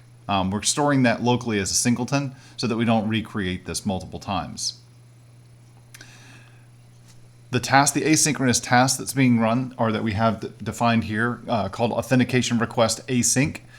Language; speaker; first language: English; native; English